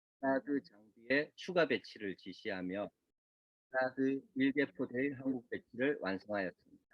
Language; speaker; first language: Korean; native; Korean